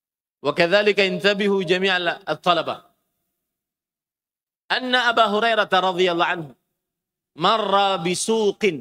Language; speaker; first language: Arabic; non-native, fluent; Indonesian